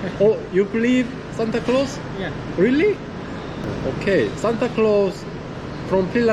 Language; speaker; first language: English; non-native, fluent; Finnish